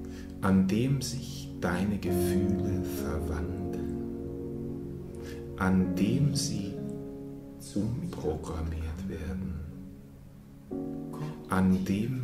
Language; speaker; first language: German; native; German